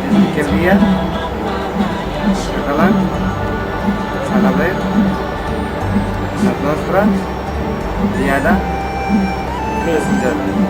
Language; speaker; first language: Catalan; non-native, learner; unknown